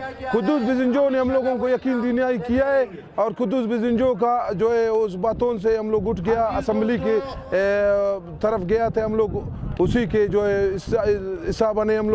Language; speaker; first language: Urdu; non-native, local second language; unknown